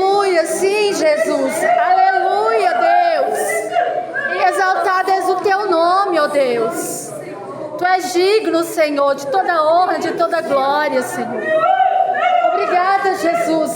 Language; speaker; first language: Portuguese; native; Portuguese